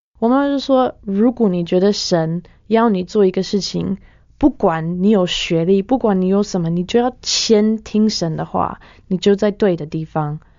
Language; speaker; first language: Chinese; non-native, fluent; English